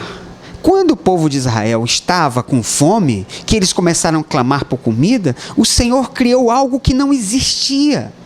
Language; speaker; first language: Portuguese; native; Portuguese